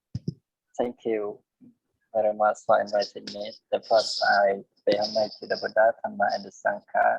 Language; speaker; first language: English; non-native, learner; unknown